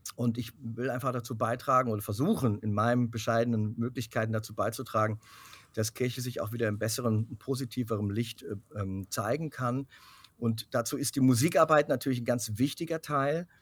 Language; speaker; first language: German; native; German